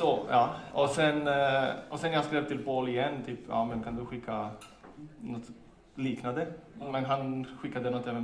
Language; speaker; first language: Swedish; non-native, learner; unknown